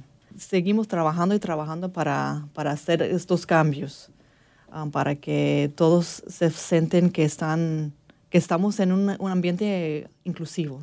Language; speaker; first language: Spanish; early bilingual, heritage; English